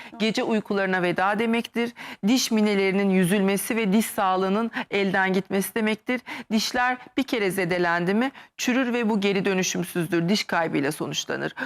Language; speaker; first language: Turkish; native; Turkish